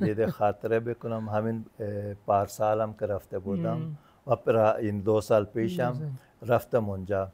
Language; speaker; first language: Persian; non-native, fluent; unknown